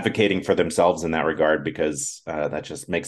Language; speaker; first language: English; native; English